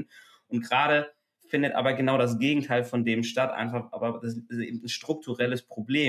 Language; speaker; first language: German; native; German